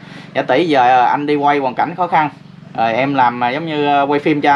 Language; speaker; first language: Vietnamese; native; Vietnamese